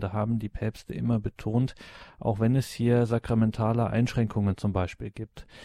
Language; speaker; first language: German; native; German